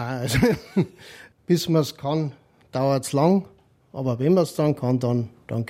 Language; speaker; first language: German; native; German